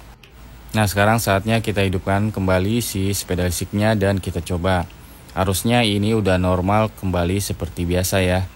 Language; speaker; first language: Indonesian; native; Indonesian